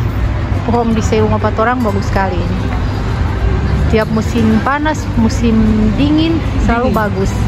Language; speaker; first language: Indonesian; non-native, local second language; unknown